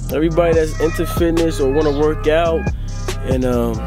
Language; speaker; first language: English; native; English